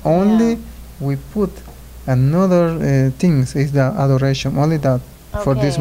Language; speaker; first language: English; non-native, learner; Spanish